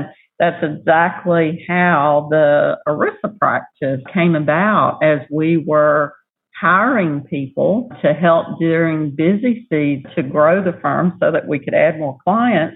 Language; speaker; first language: English; native; English